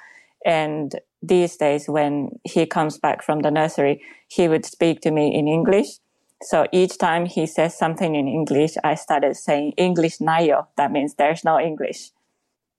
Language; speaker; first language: English; non-native, fluent; Japanese